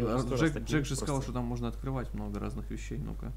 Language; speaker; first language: Russian; native; Russian